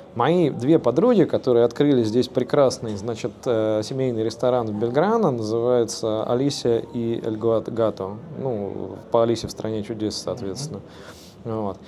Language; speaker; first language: Russian; native; Russian